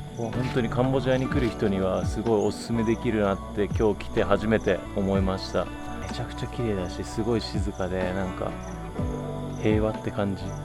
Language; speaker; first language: Japanese; native; Japanese